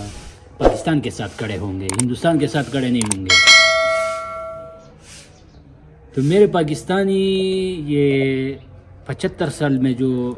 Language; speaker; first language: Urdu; non-native, local second language; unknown